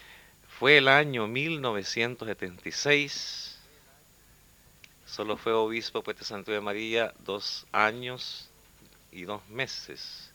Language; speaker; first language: Spanish; native; Spanish